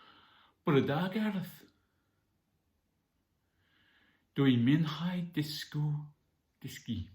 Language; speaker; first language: Welsh; non-native, learner; English